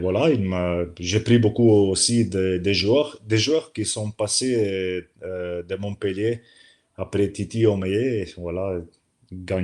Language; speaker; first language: French; non-native, learner; Slovenian